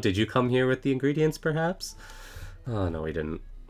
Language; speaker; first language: English; native; English